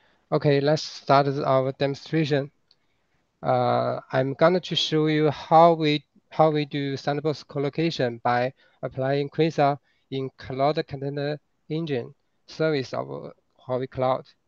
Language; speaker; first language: English; non-native, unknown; Chinese